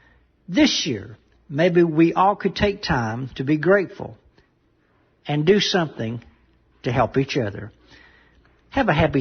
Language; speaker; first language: English; native; English